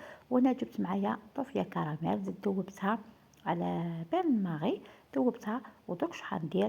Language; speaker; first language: Arabic; native; Arabic